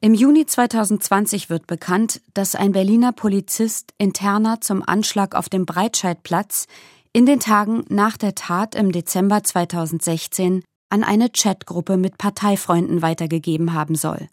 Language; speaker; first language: German; native; German